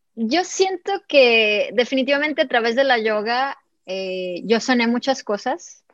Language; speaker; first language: Spanish; native; Spanish